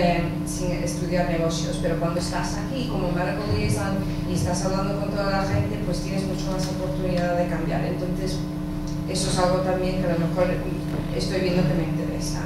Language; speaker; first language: Spanish; early bilingual, heritage; English